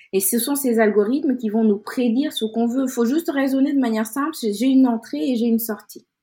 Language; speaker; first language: French; non-native, local second language; Wolof